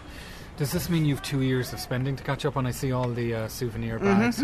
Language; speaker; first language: English; native; English